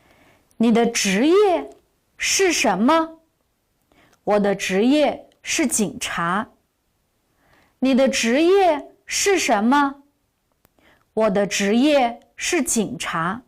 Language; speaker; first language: Chinese; non-native, local second language; Uyghur